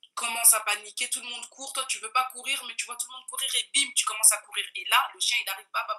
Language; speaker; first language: French; non-native, local second language; Bambara